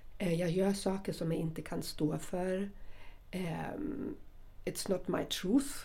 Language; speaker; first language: Swedish; non-native, fluent; German